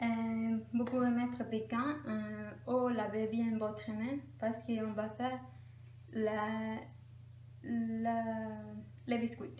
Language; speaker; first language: French; non-native, learner; Spanish